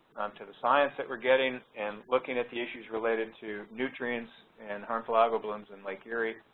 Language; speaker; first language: English; native; English